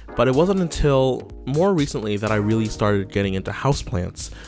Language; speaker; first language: English; native; English